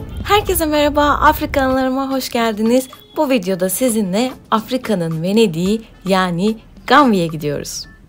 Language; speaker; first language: Turkish; native; Turkish